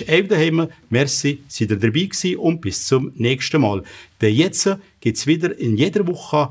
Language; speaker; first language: German; native; German